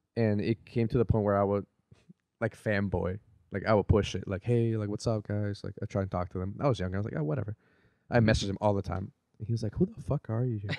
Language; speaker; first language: English; early bilingual, other home language; Spanish